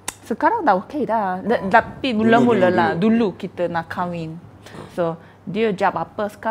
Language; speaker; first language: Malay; non-native, fluent; Korean